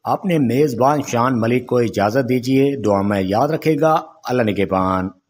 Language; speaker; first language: Urdu; non-native, local second language; Saraiki